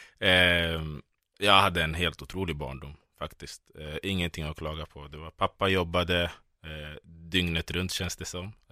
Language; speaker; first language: Swedish; early bilingual, other home language; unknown